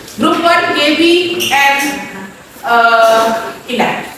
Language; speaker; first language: English; non-native, fluent; Indonesian